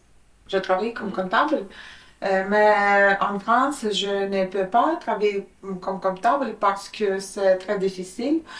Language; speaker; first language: French; non-native, learner; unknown